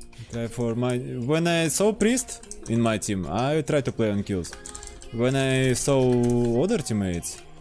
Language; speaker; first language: English; non-native, learner; Russian